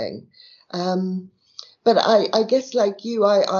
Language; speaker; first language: English; native; English